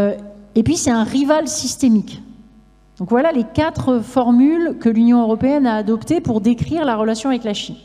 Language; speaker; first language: French; native; French